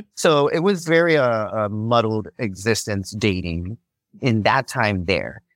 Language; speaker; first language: English; native; English